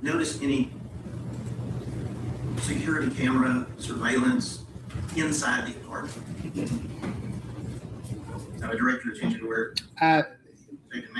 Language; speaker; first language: English; native; English